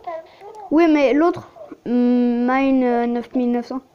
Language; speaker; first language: French; native; French